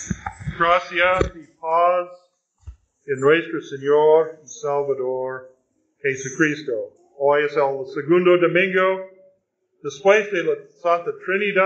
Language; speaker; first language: Spanish; non-native, fluent; English